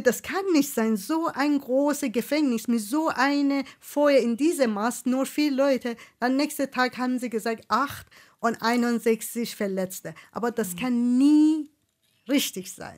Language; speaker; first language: German; non-native, fluent; Persian